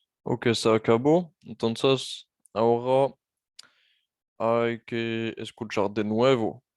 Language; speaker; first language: Spanish; non-native, fluent; French